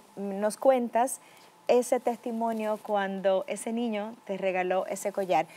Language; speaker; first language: Spanish; native; Spanish